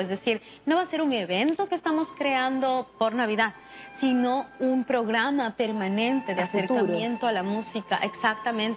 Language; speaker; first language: Spanish; native; Spanish